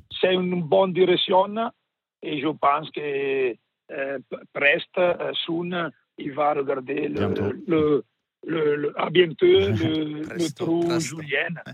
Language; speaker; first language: French; non-native, learner; Italian